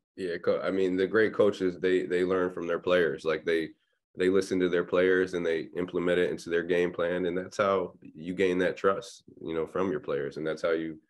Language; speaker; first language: English; native; English